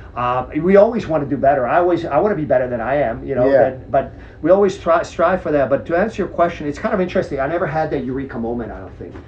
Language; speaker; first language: English; early bilingual, other home language; Czech